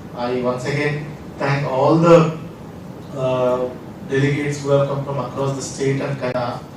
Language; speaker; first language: English; non-native, local second language; Telugu